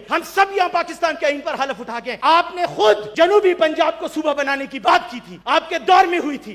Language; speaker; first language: Urdu; non-native, local second language; Pashto